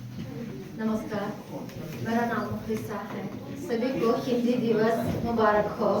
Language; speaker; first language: Hindi; non-native, fluent; Uzbek